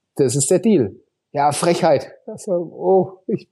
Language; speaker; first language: German; native; German